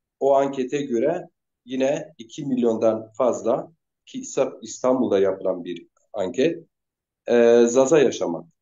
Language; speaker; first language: Turkish; non-native, local second language; Zaza